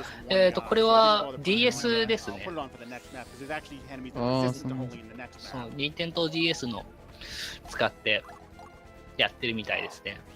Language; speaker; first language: Japanese; native; Japanese